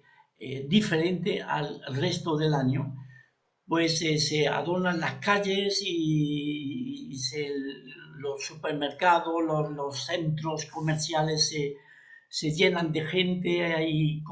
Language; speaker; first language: Spanish; native; Spanish